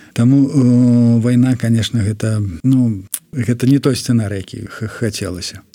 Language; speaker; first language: Belarusian; non-native, local second language; Russian